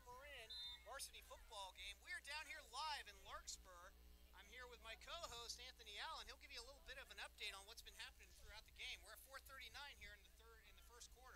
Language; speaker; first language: English; native; English